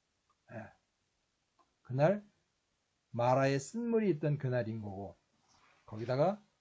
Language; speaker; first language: Korean; native; Korean